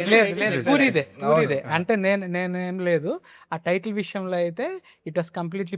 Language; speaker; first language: Telugu; native; Telugu